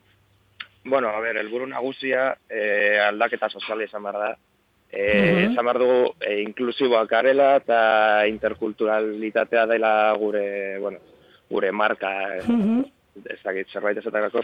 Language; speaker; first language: Basque; non-native, local second language; Spanish